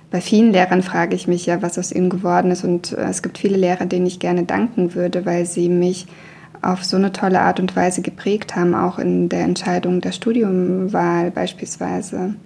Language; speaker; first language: German; early bilingual, other home language; Russian